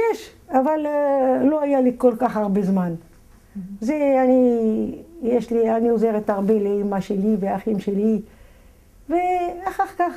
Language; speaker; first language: Hebrew; non-native, fluent; Arabic